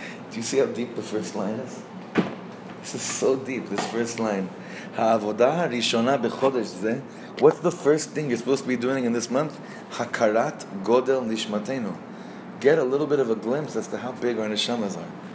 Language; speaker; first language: English; native; English